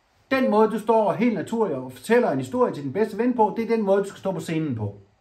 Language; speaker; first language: Danish; native; Danish